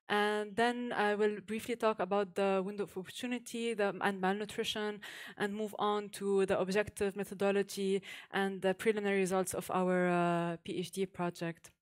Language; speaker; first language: English; non-native, fluent; Arabic